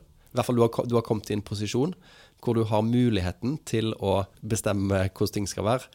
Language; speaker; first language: Norwegian; native; Norwegian